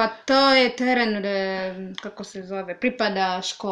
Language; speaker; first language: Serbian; non-native, learner; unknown